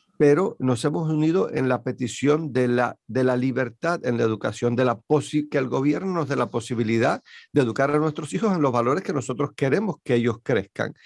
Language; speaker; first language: Spanish; native; Spanish